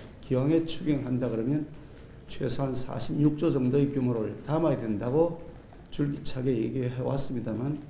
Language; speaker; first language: Korean; native; Korean